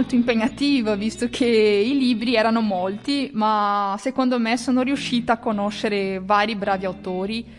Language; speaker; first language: Italian; non-native, fluent; Portuguese